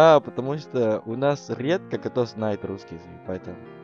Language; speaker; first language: Russian; non-native, learner; Indonesian